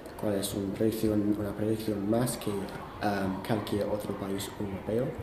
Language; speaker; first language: Spanish; non-native, fluent; English